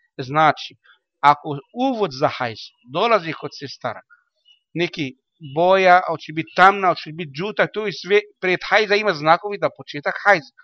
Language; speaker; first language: Bosnian; non-native, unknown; Arabic